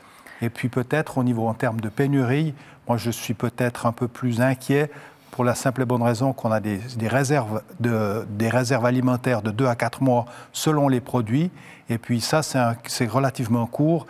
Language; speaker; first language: French; native; French